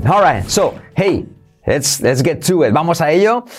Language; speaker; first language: English; non-native, fluent; Spanish